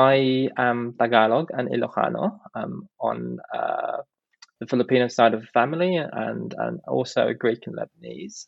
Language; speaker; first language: English; non-native, local second language; Filipino